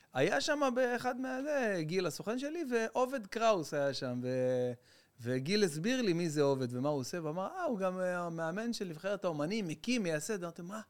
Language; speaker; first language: Hebrew; native; Hebrew